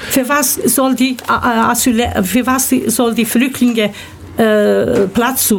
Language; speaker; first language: German; early bilingual, other home language; Turkish